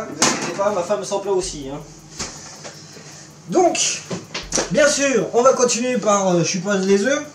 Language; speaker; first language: French; native; French